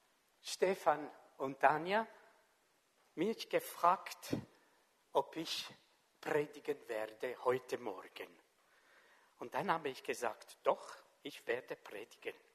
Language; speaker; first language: German; non-native, fluent; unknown